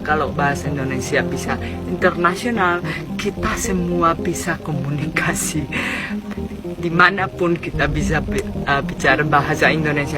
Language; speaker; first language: Indonesian; non-native, fluent; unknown